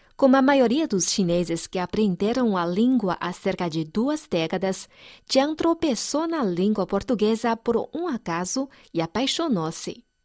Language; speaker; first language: Portuguese; non-native, fluent; Chinese